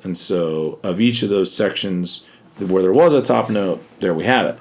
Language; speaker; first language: English; native; English